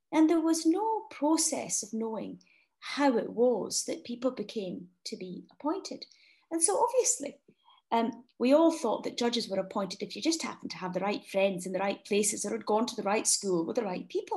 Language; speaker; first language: English; native; English